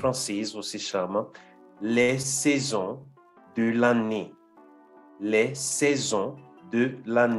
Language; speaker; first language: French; non-native, fluent; Portuguese